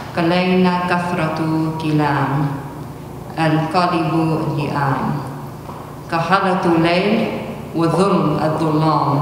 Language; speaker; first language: Arabic; early bilingual, heritage; Arabic